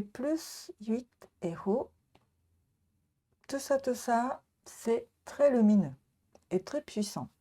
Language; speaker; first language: French; non-native, learner; Japanese